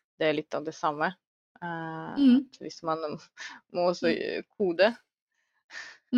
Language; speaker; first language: Norwegian; non-native, fluent; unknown